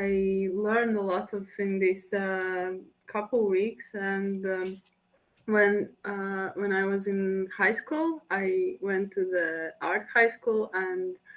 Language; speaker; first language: English; non-native, fluent; Latvian